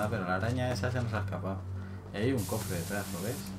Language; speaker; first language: Spanish; native; Spanish